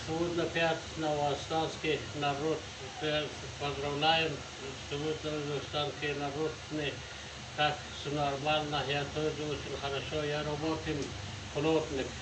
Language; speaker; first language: Russian; non-native, learner; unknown